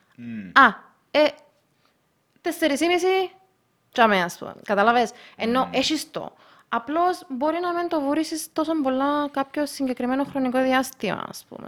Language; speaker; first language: Greek; early bilingual, other home language; Russian